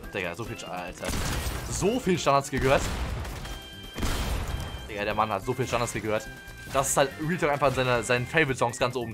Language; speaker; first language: German; native; German